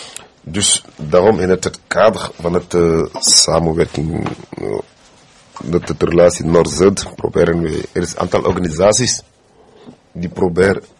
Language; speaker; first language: Dutch; non-native, fluent; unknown